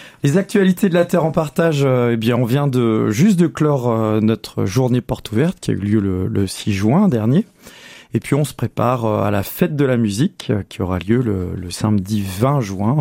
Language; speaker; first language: French; native; French